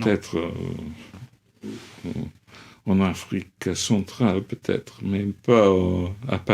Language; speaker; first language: French; non-native, fluent; English